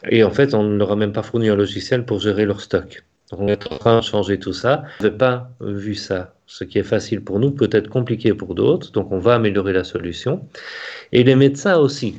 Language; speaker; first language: French; native; French